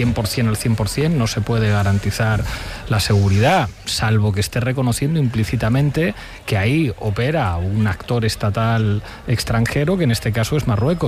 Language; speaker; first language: Spanish; native; Spanish